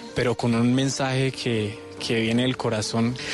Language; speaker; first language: Spanish; native; Spanish